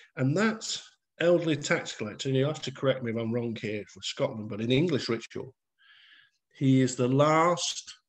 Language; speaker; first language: English; native; English